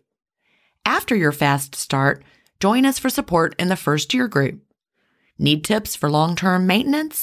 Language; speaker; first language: English; native; English